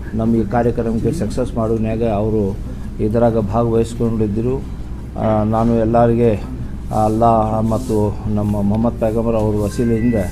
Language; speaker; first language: Kannada; non-native, local second language; Urdu